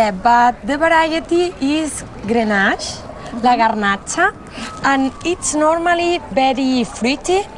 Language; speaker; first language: English; non-native, learner; Spanish